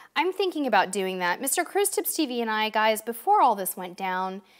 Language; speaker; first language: English; native; English